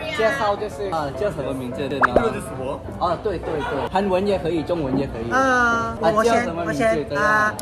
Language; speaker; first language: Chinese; non-native, learner; Thai